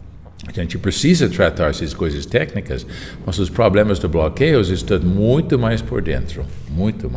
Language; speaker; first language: Portuguese; non-native, fluent; English